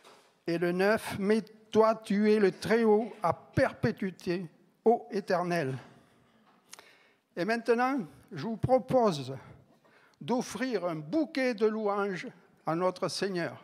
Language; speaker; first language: French; native; French